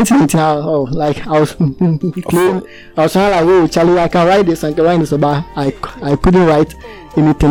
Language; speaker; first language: English; non-native, local second language; Akan